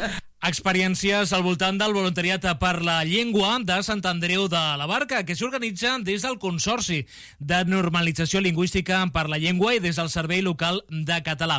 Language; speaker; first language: Catalan; native; Catalan